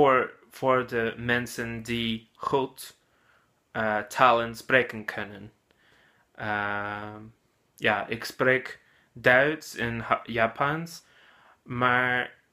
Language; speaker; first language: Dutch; non-native, learner; English